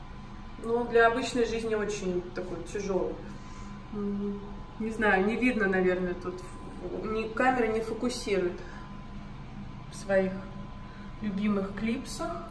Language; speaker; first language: Russian; native; Russian